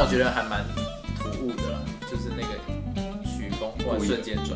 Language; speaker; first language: Chinese; native; Chinese